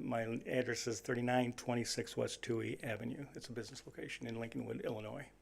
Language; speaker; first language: English; native; English